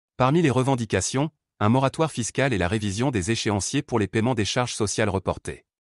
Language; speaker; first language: French; non-native, local second language; Arabic